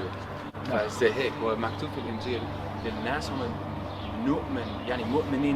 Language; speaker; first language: Arabic; non-native, fluent; English